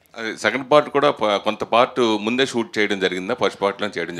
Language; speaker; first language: Telugu; native; Telugu